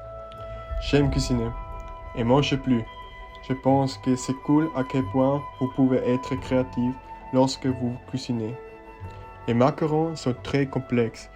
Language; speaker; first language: French; non-native, learner; Swiss German